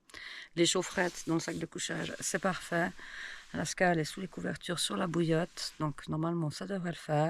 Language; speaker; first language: French; native; French